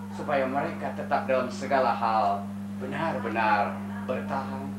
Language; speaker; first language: Indonesian; native; Indonesian